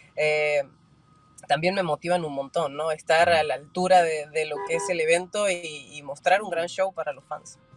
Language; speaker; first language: Spanish; native; Spanish